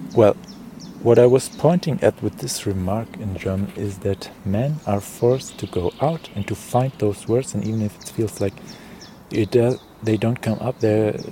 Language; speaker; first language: English; non-native, fluent; German